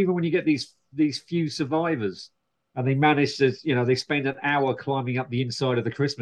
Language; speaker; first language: English; native; English